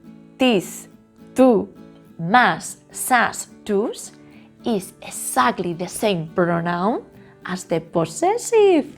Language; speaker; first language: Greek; non-native, learner; Spanish